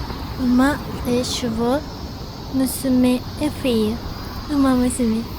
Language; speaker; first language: French; non-native, learner; Japanese